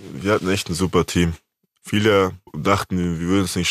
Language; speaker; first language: German; native; German